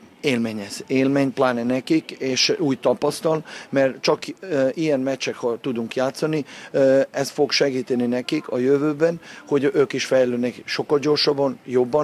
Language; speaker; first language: Hungarian; non-native, fluent; Serbian